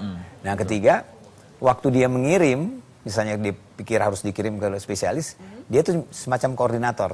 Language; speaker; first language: Indonesian; native; Indonesian